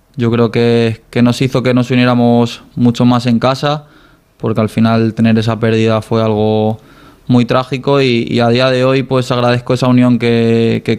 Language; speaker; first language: Spanish; native; Spanish